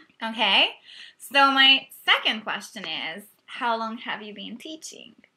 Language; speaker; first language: English; non-native, fluent; Hungarian